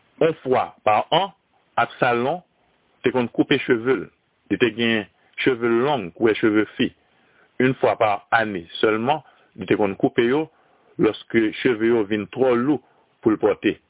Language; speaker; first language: French; non-native, local second language; Haitian Creole